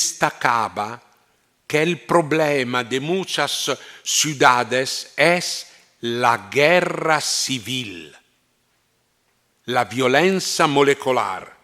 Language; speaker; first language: Spanish; non-native, fluent; Italian